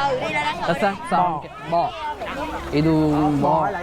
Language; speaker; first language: Vietnamese; non-native, learner; Kannada